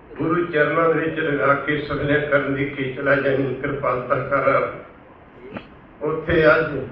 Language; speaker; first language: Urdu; non-native, local second language; Punjabi